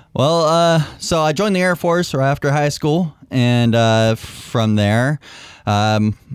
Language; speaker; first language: English; native; English